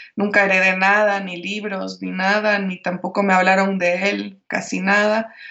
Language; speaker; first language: Spanish; native; Spanish